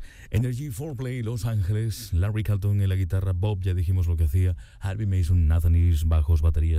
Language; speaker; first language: Spanish; native; Spanish